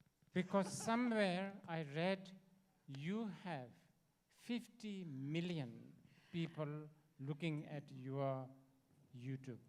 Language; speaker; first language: English; non-native, learner; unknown